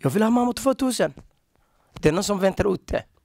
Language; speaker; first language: Swedish; non-native, learner; Somali